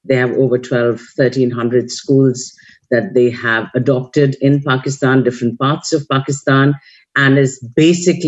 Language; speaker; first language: English; non-native, local second language; Hindi